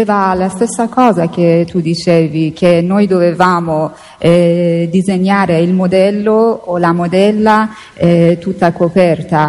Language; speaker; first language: Italian; non-native, fluent; Persian